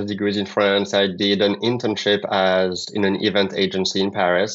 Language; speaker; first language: English; non-native, fluent; French